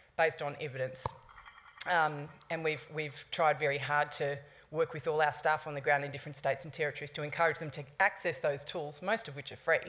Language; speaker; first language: English; native; English